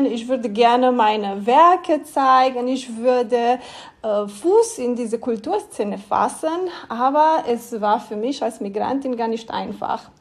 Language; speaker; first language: German; non-native, learner; Romanian